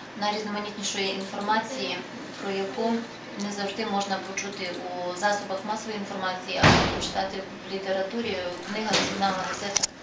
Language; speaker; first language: Ukrainian; native; Ukrainian